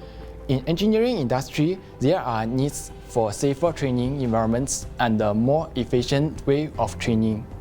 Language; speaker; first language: English; non-native, local second language; Chinese